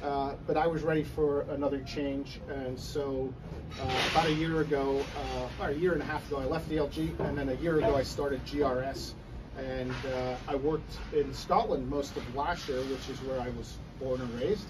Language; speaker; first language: English; native; English